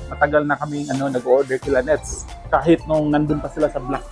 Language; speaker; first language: Filipino; non-native, local second language; Cebuano